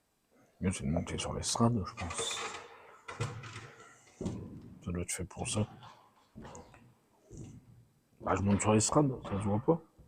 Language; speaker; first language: French; native; French